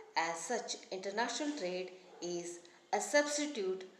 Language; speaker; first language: English; non-native, local second language; Kannada